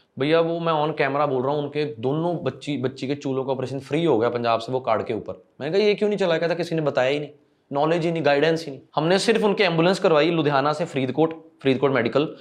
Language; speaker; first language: Hindi; non-native, local second language; Punjabi